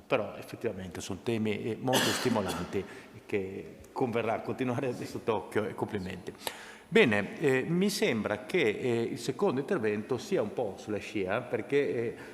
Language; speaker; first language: Italian; native; Italian